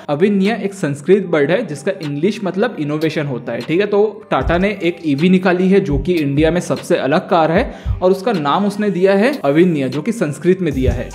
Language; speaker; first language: Hindi; non-native, local second language; Bangla